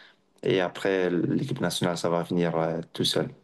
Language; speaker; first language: French; non-native, local second language; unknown